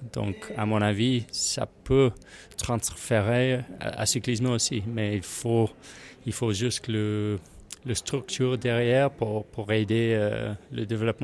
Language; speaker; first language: French; non-native, learner; English